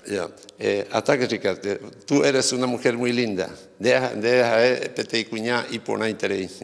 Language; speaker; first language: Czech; early bilingual, heritage; Czech